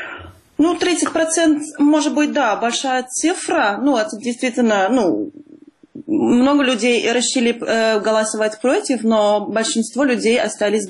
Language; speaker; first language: Russian; non-native, fluent; Dutch